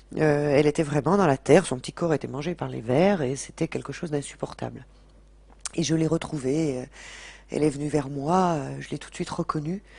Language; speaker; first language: French; native; French